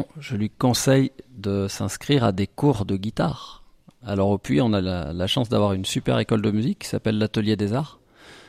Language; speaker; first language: French; native; French